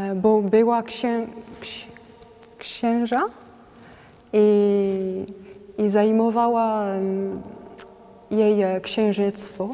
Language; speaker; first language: Polish; non-native, learner; French